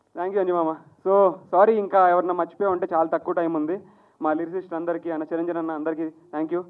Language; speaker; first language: Telugu; native; Telugu